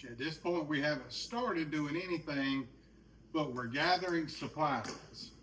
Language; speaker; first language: English; native; English